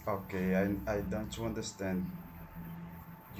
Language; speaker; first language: English; non-native, learner; Portuguese